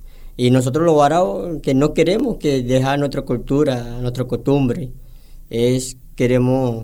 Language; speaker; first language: Spanish; non-native, local second language; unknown